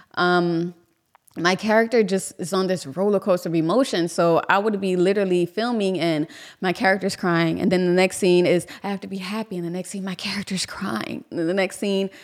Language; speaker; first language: English; native; English